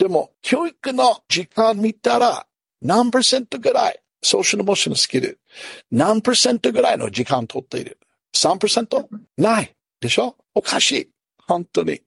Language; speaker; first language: Japanese; non-native, fluent; English